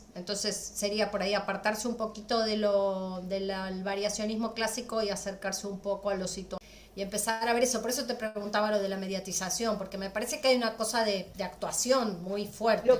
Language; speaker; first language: Spanish; native; Spanish